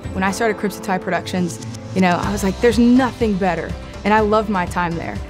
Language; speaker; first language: English; native; English